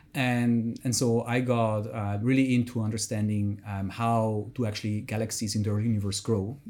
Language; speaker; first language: English; non-native, fluent; German